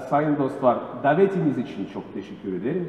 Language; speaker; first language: Turkish; non-native, learner; Russian